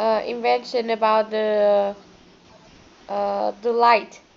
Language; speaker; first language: English; non-native, learner; Vietnamese